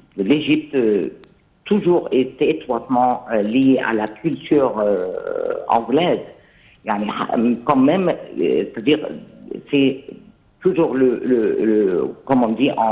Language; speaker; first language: French; non-native, fluent; Arabic